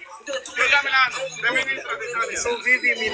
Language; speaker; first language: Italian; non-native, learner; Albanian